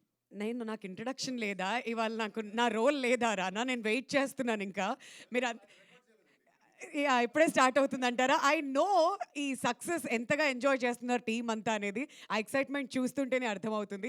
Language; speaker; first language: Telugu; native; Telugu